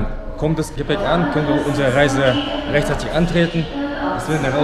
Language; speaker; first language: German; native; German